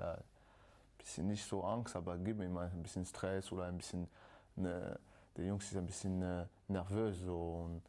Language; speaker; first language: German; non-native, learner; French